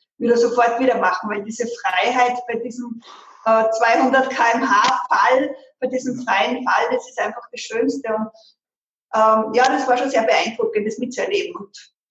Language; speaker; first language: German; native; German